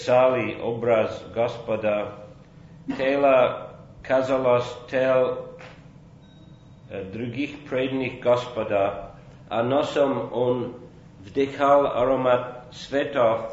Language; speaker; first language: Russian; non-native, fluent; English